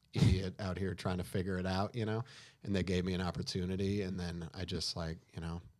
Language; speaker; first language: English; native; English